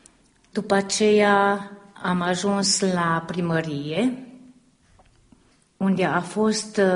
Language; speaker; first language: Romanian; early bilingual, heritage; Romanian